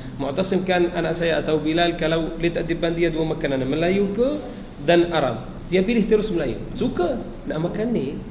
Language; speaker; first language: Malay; non-native, fluent; Arabic